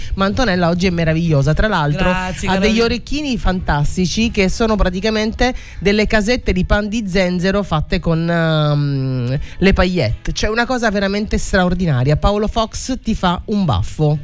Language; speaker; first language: Italian; native; Italian